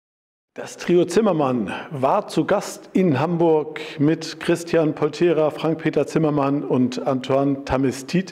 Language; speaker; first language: German; native; German